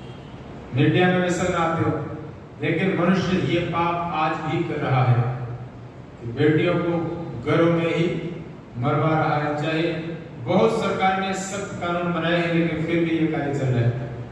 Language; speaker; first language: Hindi; native; Hindi